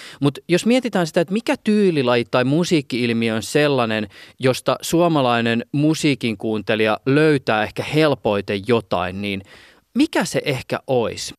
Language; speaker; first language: Finnish; native; Finnish